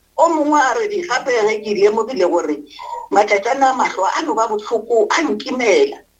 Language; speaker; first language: Northern Sotho; non-native, local second language; Venda